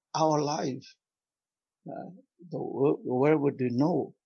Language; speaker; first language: English; non-native, fluent; Vietnamese